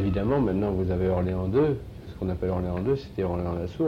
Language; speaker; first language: French; native; French